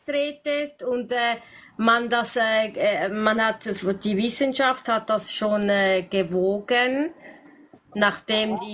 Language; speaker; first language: German; native; German